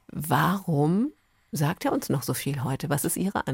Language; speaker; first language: German; native; German